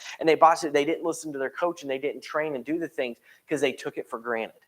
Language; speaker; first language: English; native; English